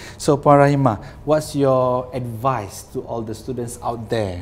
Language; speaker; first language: English; non-native, local second language; Malay